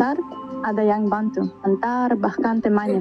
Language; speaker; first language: Indonesian; non-native, fluent; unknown